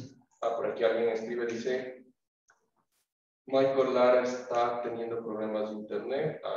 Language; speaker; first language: Spanish; native; Spanish